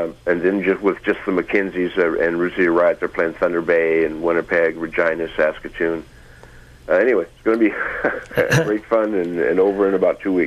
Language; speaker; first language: English; native; English